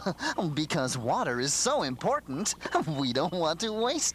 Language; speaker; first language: English; native; English